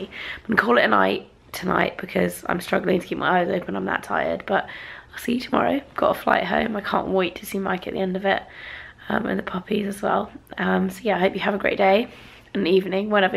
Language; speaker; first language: English; native; English